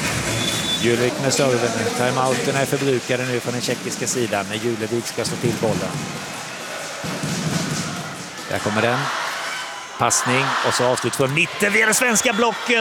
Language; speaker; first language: Swedish; native; Swedish